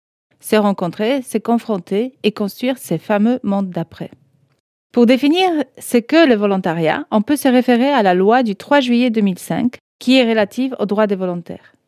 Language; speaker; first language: French; native; French